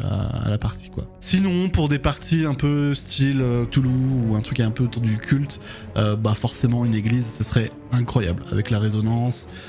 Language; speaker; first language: French; native; French